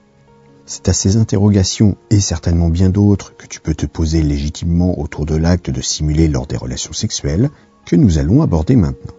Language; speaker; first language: French; native; French